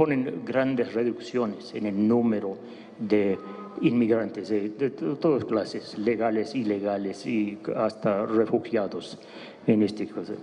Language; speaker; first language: Spanish; non-native, fluent; English